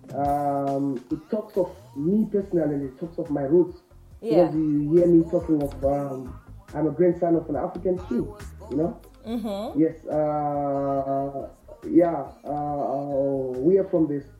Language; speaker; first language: English; non-native, local second language; Shona